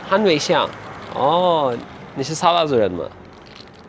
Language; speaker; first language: Chinese; non-native, fluent; Turkish